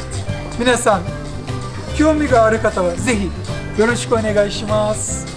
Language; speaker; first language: Japanese; non-native, fluent; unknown